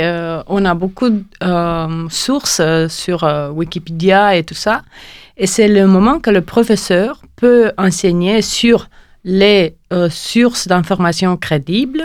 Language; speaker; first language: French; non-native, fluent; Romanian